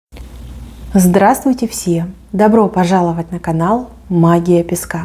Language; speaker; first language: Russian; native; Russian